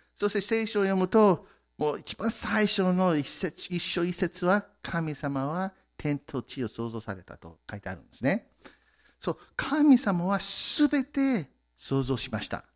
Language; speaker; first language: Japanese; non-native, fluent; English